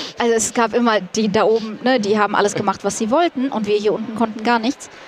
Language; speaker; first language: German; early bilingual, other home language; Russian